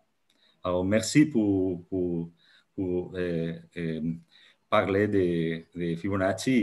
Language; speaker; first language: French; non-native, fluent; Catalan